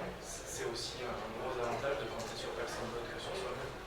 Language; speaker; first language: French; native; French